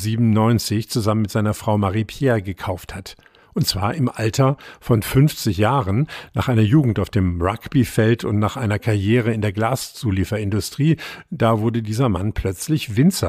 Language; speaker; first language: German; native; German